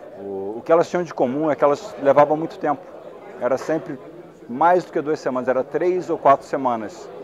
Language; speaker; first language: Portuguese; native; Portuguese